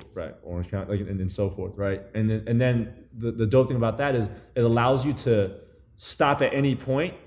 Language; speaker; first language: English; early bilingual, other home language; Chinese